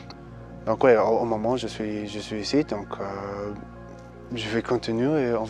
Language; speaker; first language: French; early bilingual, heritage; English